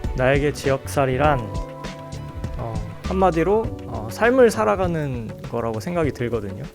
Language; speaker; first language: Korean; native; Korean